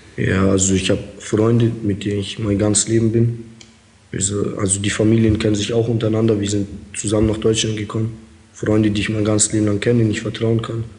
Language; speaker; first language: German; early bilingual, other home language; Russian